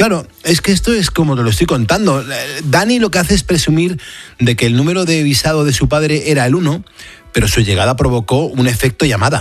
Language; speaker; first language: Spanish; native; Spanish